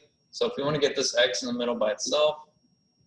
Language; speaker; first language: English; native; English